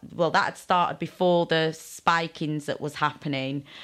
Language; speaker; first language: English; native; English